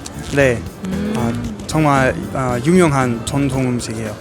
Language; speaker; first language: Korean; non-native, fluent; Luxembourgish